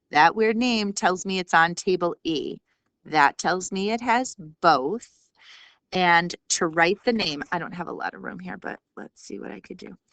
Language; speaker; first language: English; native; English